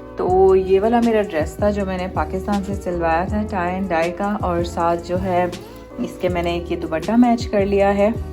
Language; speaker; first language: Urdu; native; Urdu